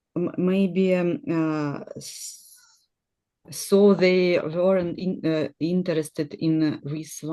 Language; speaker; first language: English; non-native, learner; Russian